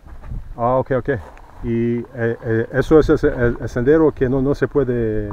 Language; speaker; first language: Spanish; non-native, learner; English